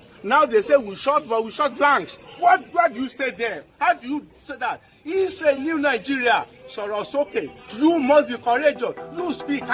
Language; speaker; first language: English; non-native, local second language; Yoruba